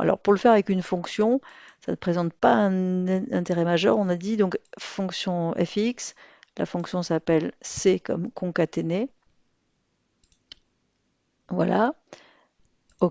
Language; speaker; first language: French; native; French